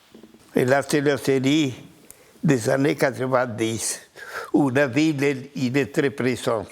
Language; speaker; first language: French; non-native, fluent; Spanish